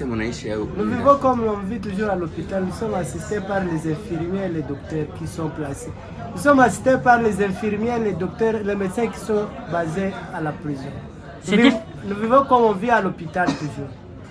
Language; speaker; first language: French; non-native, local second language; Swahili